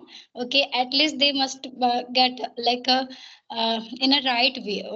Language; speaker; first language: English; non-native, learner; Hindi